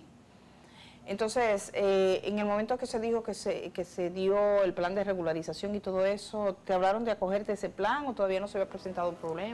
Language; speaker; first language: Spanish; native; Spanish